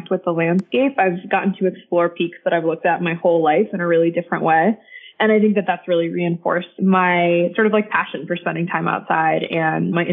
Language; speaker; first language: English; native; English